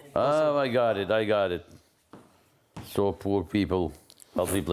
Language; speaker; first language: English; non-native, learner; Albanian